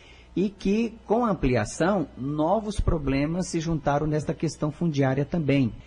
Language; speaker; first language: Portuguese; native; Portuguese